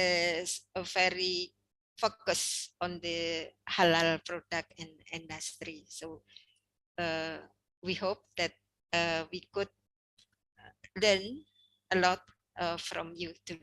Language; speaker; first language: English; non-native, learner; Indonesian